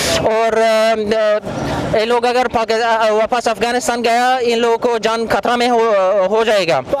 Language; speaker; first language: Hindi; non-native, fluent; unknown